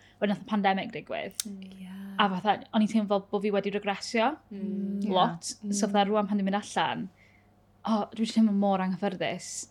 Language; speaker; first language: Welsh; native; Welsh